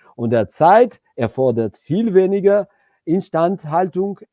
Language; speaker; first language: German; non-native, fluent; Georgian